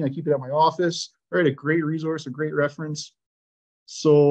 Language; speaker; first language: English; native; English